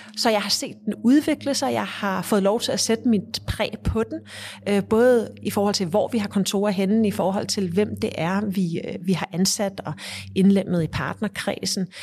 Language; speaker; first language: Danish; early bilingual, heritage; Danish